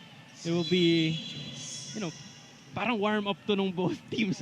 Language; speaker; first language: English; non-native, local second language; Filipino